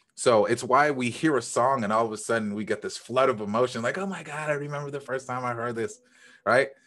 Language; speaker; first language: English; native; English